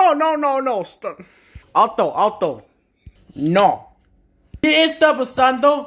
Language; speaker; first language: Spanish; non-native, learner; English